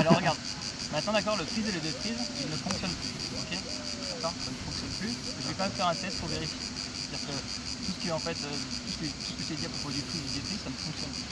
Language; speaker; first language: French; native; French